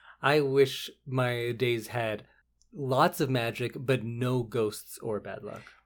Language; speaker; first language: English; native; English